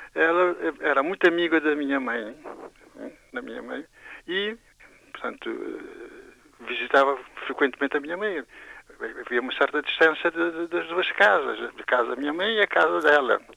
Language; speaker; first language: Portuguese; non-native, local second language; Kabuverdianu